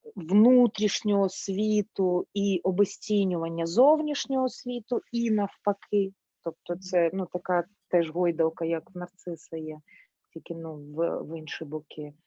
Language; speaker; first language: Ukrainian; non-native, local second language; Russian